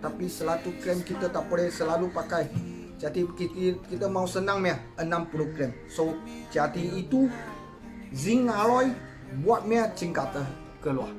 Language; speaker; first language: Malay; non-native, local second language; Chinese